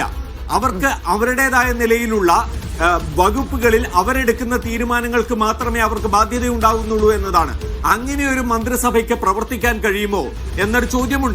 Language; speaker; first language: Malayalam; native; Malayalam